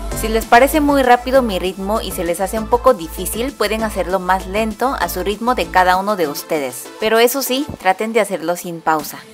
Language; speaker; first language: Spanish; non-native, fluent; Korean